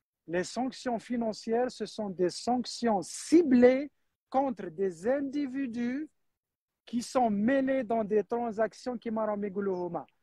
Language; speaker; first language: French; non-native, local second language; Arabic